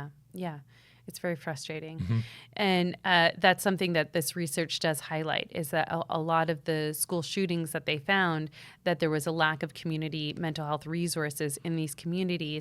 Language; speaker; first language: English; native; English